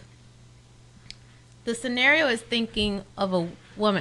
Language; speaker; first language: English; early bilingual, other home language; Spanish